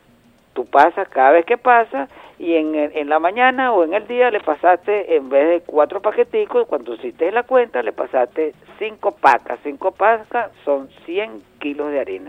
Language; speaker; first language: Spanish; native; Spanish